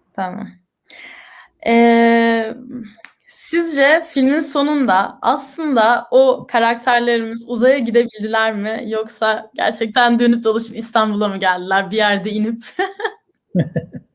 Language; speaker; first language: Turkish; native; Turkish